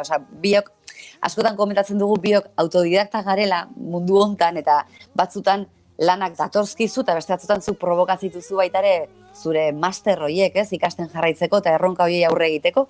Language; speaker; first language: Basque; native; Basque